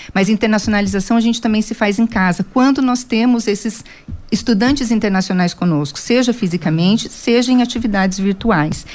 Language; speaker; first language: Portuguese; native; Portuguese